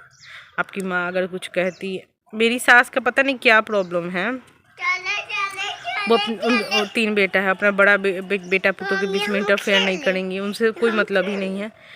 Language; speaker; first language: Hindi; native; Hindi